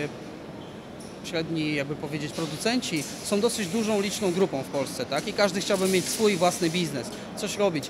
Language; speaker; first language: Polish; native; Polish